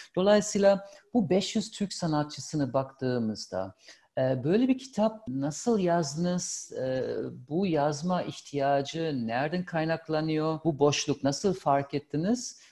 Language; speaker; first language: Turkish; non-native, fluent; German